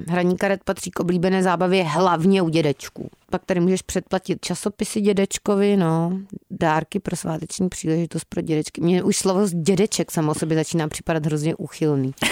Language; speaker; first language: Czech; native; Czech